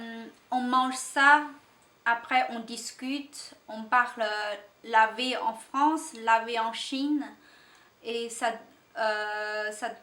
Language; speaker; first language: French; non-native, learner; Chinese